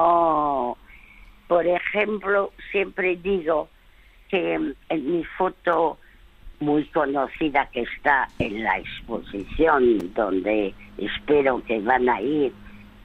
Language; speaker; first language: Spanish; early bilingual, other home language; French